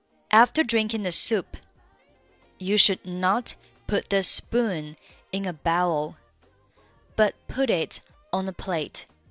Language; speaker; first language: English; non-native, fluent; Chinese